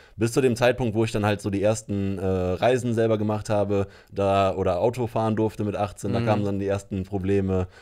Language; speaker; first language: German; native; German